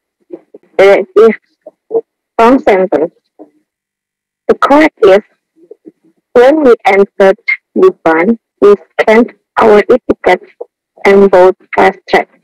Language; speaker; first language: English; non-native, learner; Indonesian